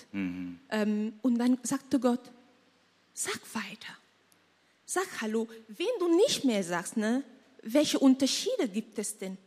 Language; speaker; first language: German; non-native, fluent; French